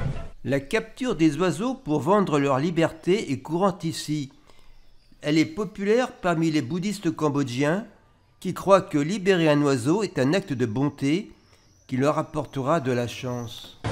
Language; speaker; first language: French; native; French